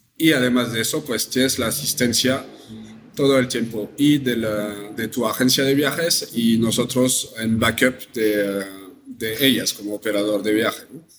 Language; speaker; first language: Spanish; non-native, fluent; French